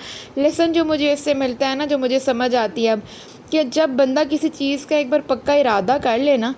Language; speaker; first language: Urdu; native; Urdu